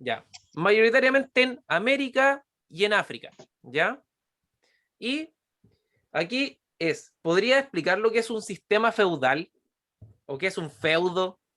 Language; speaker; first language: Spanish; native; Spanish